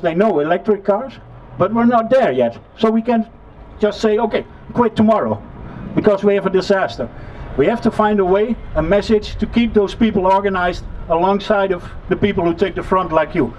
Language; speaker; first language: English; non-native, fluent; Dutch